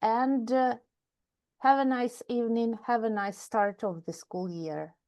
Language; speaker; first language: English; non-native, fluent; Ukrainian